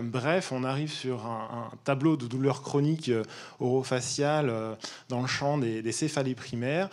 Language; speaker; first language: French; native; French